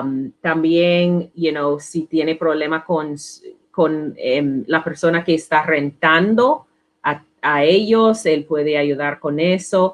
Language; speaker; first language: Spanish; non-native, learner; English